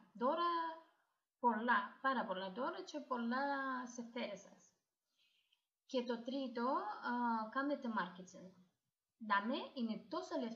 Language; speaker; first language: Greek; non-native, learner; Russian